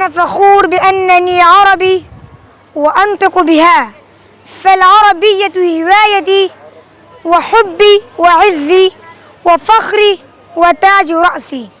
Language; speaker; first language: Arabic; non-native, learner; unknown